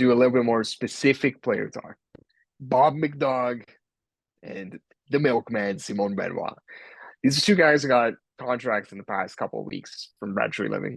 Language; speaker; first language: English; native; English